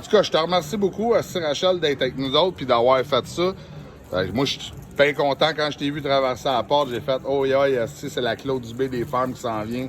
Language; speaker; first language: French; native; French